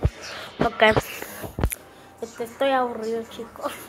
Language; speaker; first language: Spanish; early bilingual, heritage; Spanish